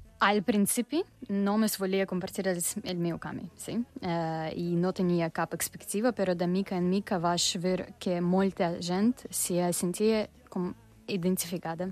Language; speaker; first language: Catalan; non-native, learner; English